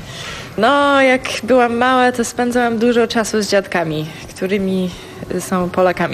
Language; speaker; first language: Polish; non-native, fluent; English